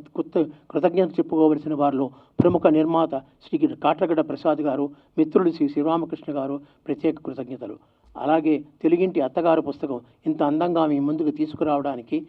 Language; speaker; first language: Telugu; native; Telugu